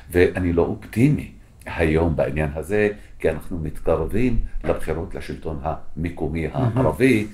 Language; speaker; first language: Hebrew; non-native, local second language; Arabic